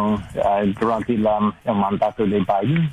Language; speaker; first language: Spanish; non-native, learner; English